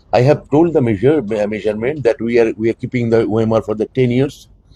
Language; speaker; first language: English; non-native, local second language; Bangla